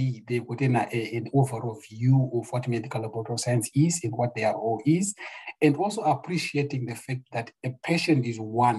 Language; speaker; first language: English; non-native, local second language; Shona